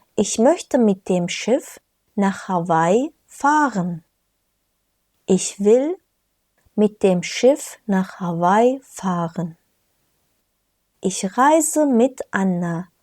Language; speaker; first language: German; non-native, fluent; Turkish